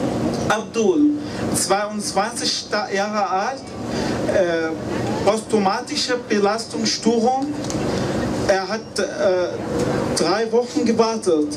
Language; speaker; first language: German; non-native, learner; Arabic